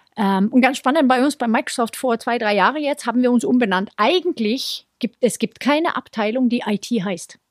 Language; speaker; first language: German; non-native, fluent; Swedish